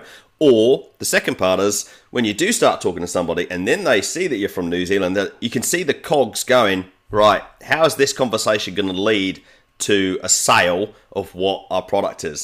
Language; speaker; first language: English; native; English